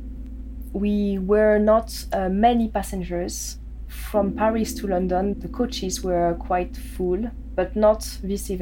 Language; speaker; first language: English; non-native, fluent; French